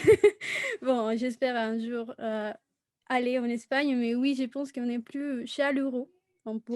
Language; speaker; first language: French; non-native, fluent; Spanish